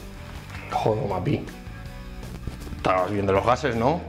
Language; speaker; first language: Spanish; native; Spanish